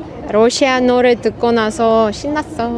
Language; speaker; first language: Korean; non-native, learner; Russian